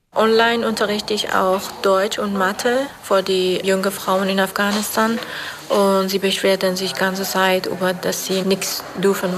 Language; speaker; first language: German; non-native, fluent; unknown